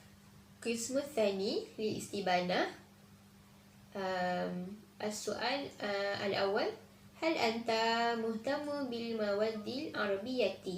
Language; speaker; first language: Arabic; non-native, learner; Malay